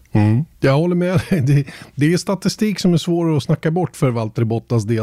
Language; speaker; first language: Swedish; native; Swedish